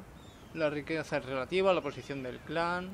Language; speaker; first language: Spanish; native; Spanish